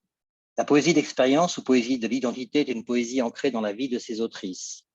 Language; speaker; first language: French; native; French